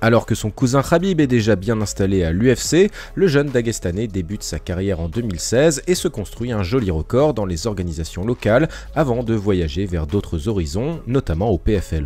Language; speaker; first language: French; native; French